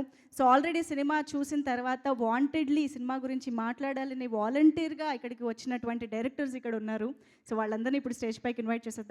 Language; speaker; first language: Telugu; native; Telugu